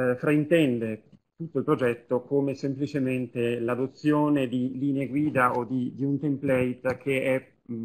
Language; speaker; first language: Italian; native; Italian